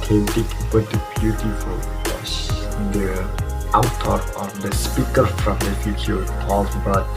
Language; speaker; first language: English; non-native, learner; Indonesian